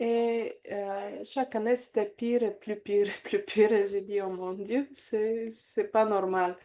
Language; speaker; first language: French; non-native, learner; Bulgarian